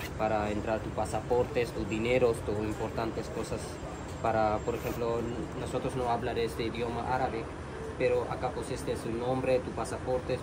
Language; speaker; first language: Spanish; non-native, learner; Urdu